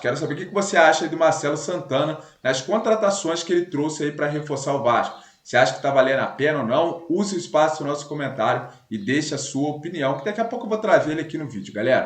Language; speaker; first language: Portuguese; native; Portuguese